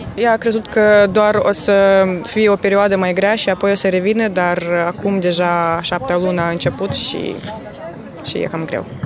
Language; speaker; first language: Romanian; non-native, fluent; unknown